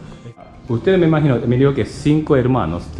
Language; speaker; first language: Spanish; non-native, learner; Japanese